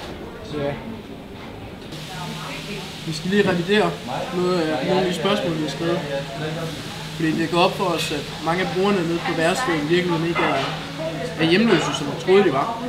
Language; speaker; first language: Danish; native; Danish